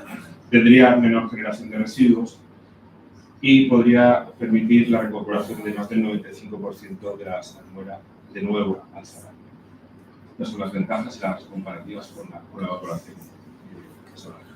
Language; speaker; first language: Spanish; native; Spanish